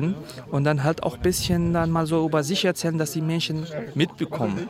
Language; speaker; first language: German; non-native, fluent; Kurdish